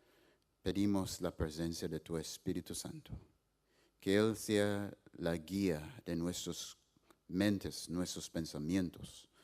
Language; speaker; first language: Spanish; non-native, fluent; English